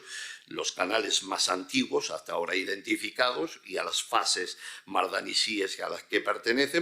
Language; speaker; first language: Spanish; native; Spanish